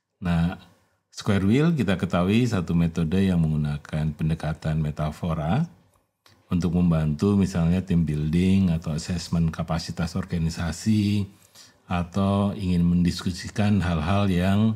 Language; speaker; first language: Indonesian; native; Indonesian